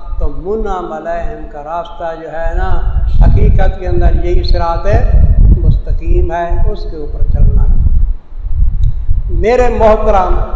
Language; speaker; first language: Urdu; non-native, local second language; Saraiki